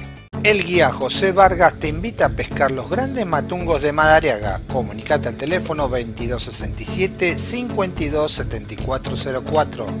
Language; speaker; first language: Spanish; native; Spanish